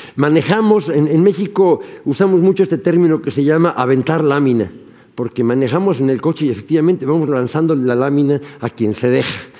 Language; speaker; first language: Spanish; native; Spanish